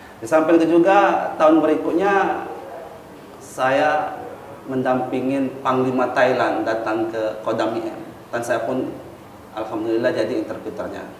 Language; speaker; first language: Indonesian; native; Indonesian